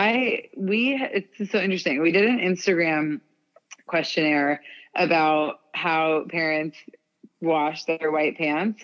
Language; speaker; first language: English; native; English